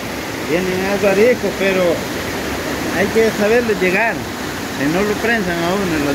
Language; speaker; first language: Spanish; native; Spanish